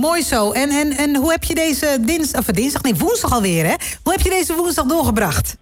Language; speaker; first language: Dutch; native; Dutch